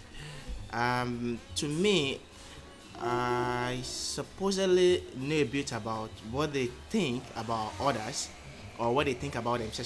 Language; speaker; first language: English; non-native, local second language; Yoruba